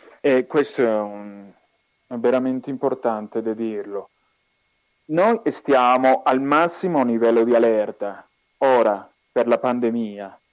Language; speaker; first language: Italian; non-native, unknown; Spanish